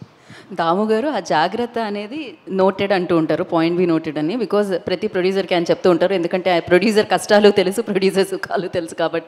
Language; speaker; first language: Telugu; native; Telugu